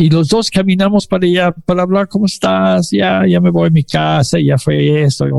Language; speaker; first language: Spanish; non-native, fluent; English